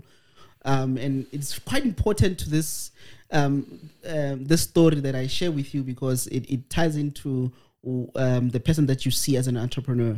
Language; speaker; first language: English; non-native, local second language; Northern Sotho